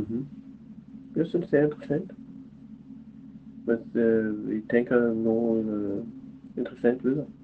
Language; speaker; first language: Danish; non-native, fluent; German